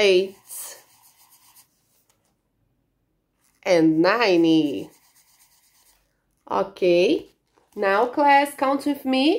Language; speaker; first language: English; non-native, learner; Portuguese